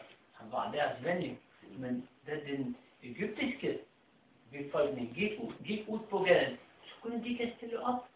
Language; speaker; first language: Danish; non-native, fluent; Arabic